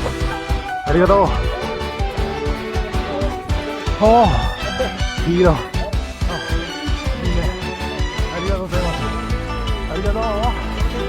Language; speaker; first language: Japanese; non-native, learner; Chinese